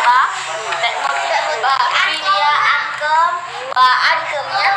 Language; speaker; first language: Vietnamese; non-native, learner; Indonesian